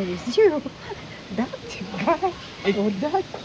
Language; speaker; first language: English; non-native, learner; Spanish